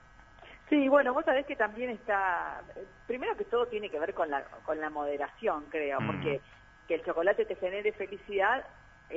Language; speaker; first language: Spanish; native; Spanish